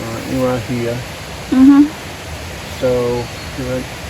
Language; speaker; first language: English; native; English